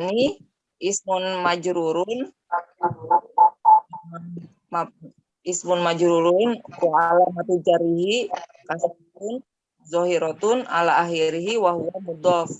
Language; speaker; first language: Arabic; non-native, learner; Indonesian